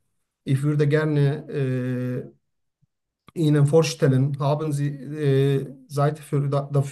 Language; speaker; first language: German; non-native, learner; Turkish